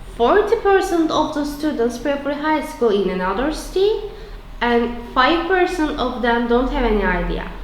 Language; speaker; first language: English; non-native, fluent; Turkish